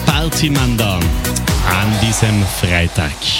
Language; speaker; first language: German; native; German